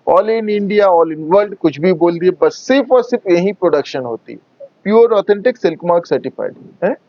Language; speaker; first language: Hindi; non-native, local second language; Bangla